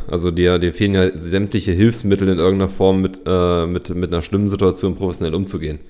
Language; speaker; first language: German; native; German